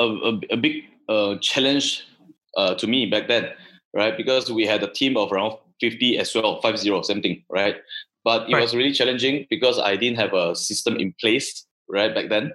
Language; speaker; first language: English; non-native, local second language; Chinese